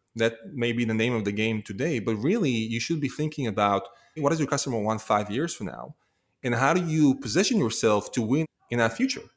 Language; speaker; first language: English; non-native, fluent; Hebrew